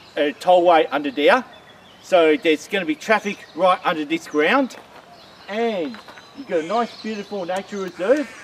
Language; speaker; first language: English; native; English